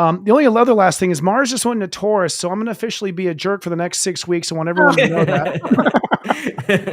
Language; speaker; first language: English; native; English